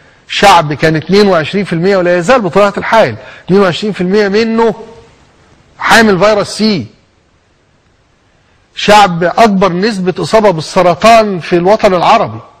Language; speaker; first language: Arabic; native; Arabic